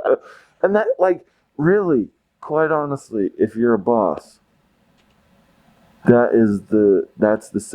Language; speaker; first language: English; native; English